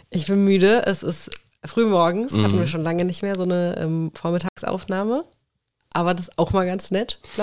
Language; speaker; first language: German; native; German